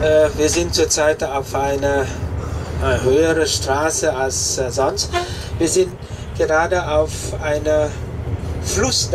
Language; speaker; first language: German; non-native, fluent; Vietnamese